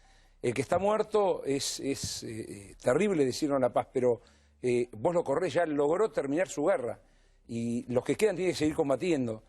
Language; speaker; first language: Spanish; native; Spanish